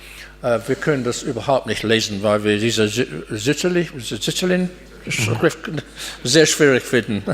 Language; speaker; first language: German; non-native, fluent; English